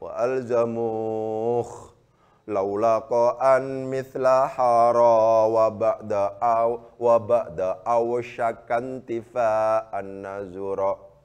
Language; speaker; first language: Arabic; non-native, fluent; Indonesian